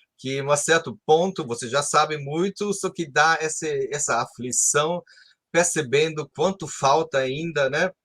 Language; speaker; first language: Portuguese; non-native, fluent; German